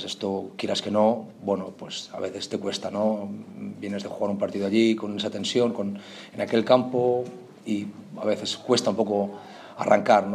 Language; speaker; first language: Spanish; native; Spanish